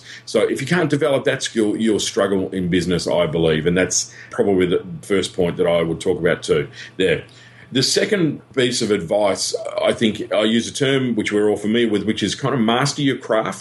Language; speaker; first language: English; native; English